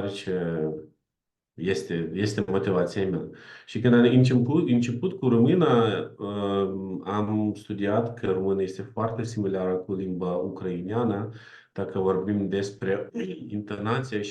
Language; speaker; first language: Romanian; non-native, learner; Ukrainian